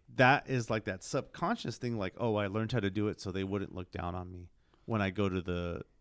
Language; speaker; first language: English; early bilingual, other home language; Spanish